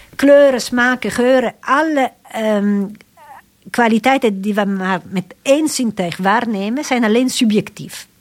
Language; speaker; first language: Dutch; non-native, fluent; Italian